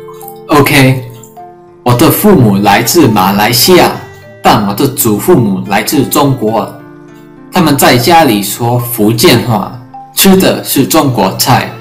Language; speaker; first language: Chinese; early bilingual, heritage; English